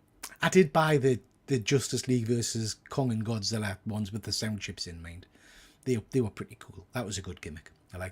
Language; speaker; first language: English; native; English